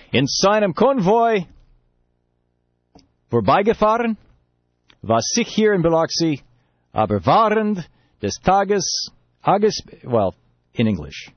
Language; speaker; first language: German; non-native, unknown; English